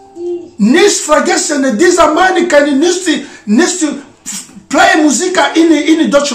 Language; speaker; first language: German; non-native, learner; Lingala